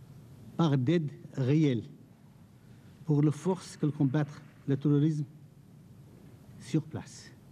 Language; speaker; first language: French; non-native, fluent; Arabic